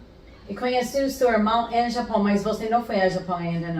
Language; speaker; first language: Portuguese; non-native, fluent; English